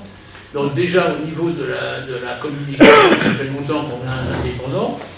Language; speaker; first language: French; native; French